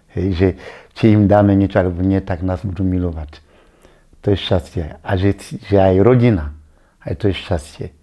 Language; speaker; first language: Slovak; non-native, fluent; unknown